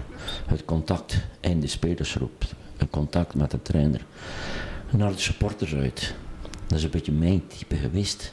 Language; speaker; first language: Dutch; native; Dutch